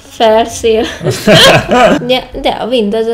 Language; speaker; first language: Hungarian; native; Hungarian